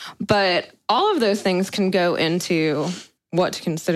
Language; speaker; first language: English; native; English